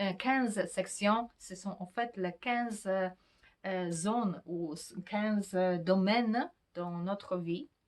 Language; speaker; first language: French; non-native, fluent; Polish